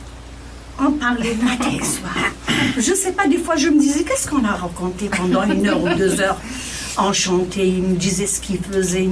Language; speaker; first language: French; non-native, local second language; Kabyle